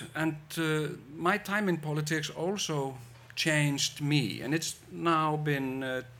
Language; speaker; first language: English; non-native, fluent; Icelandic